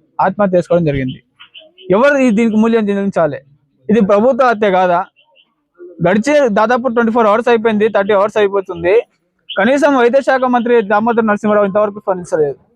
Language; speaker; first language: Telugu; native; Telugu